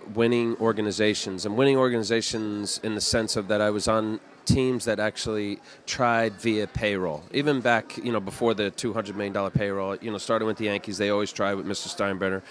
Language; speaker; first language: English; native; English